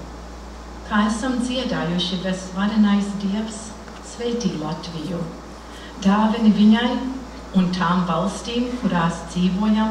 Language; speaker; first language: Latvian; early bilingual, heritage; Latvian